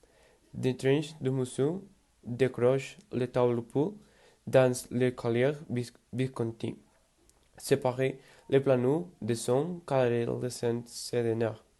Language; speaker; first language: French; non-native, learner; Spanish